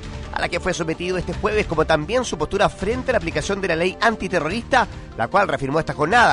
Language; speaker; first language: Spanish; native; Spanish